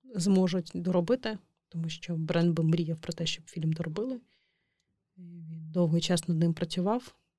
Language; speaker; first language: Ukrainian; non-native, local second language; Crimean Tatar